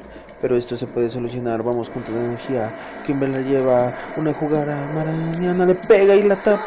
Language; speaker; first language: Spanish; native; Spanish